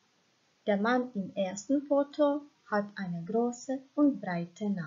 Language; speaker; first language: German; non-native, fluent; Croatian